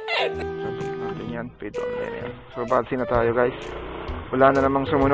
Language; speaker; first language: Filipino; native; Filipino